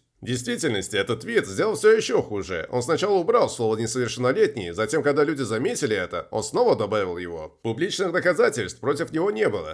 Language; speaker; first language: Russian; native; Russian